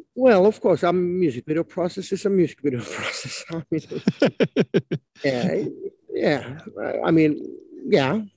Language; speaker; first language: English; non-native, fluent; Finnish